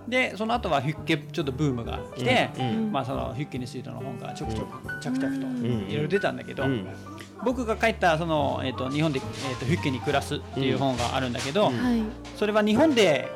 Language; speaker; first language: Japanese; non-native, fluent; Danish